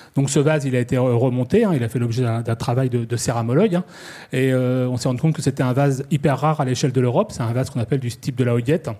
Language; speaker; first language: French; native; French